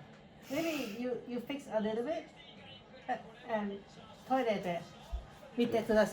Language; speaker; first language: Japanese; non-native, learner; English